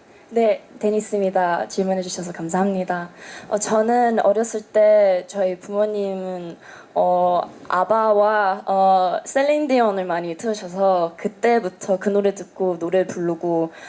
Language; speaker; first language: Korean; early bilingual, heritage; Korean